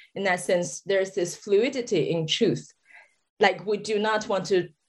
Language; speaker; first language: English; non-native, fluent; Chinese